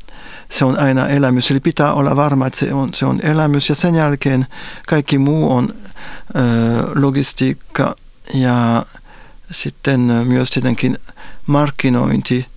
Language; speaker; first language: Finnish; non-native, fluent; French